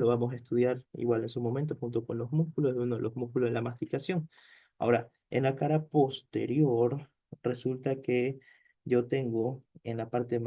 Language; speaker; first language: Spanish; native; Spanish